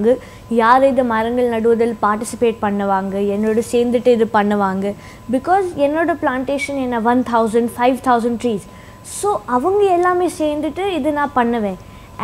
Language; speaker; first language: Tamil; non-native, local second language; Hindi